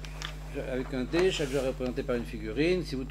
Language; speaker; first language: French; native; French